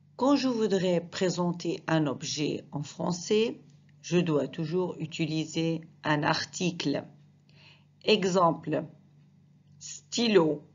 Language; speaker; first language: French; non-native, fluent; Arabic